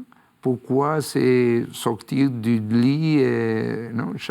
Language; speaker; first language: French; non-native, fluent; Spanish